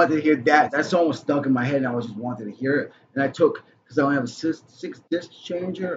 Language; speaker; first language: English; native; English